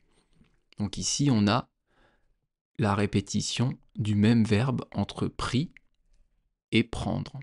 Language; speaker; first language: French; native; French